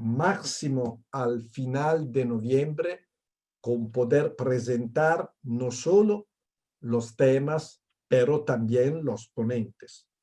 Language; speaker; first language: Spanish; non-native, fluent; Italian